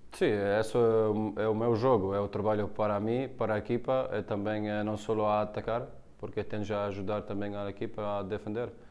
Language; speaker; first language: Portuguese; non-native, learner; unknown